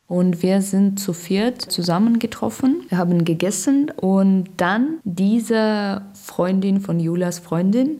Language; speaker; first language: German; non-native, learner; Russian